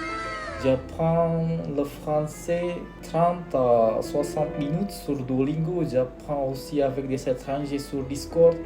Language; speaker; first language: French; non-native, learner; Indonesian